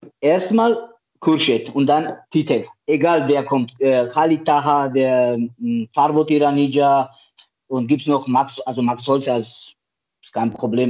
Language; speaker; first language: German; non-native, learner; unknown